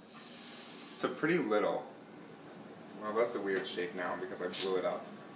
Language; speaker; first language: English; native; English